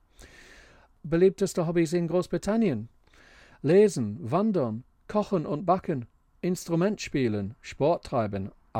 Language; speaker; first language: German; non-native, fluent; English